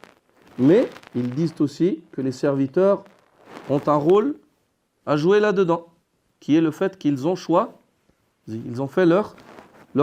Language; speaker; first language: French; native; French